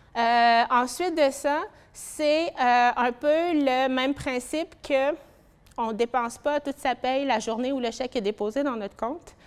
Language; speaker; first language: French; native; French